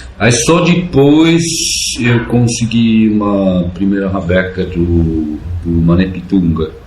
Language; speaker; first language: Portuguese; non-native, fluent; German